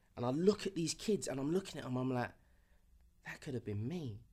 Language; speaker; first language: English; early bilingual, other home language; Yoruba